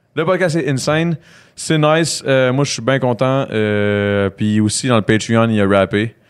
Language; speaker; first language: French; native; French